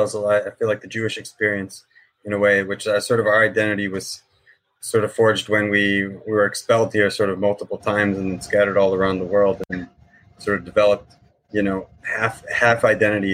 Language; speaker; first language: English; native; English